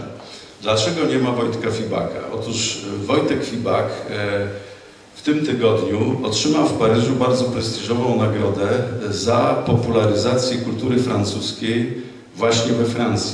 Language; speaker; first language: Polish; native; Polish